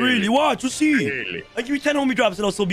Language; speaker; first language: English; native; English